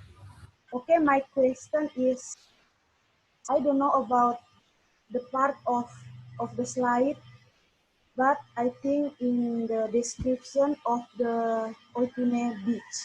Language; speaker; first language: English; non-native, learner; Indonesian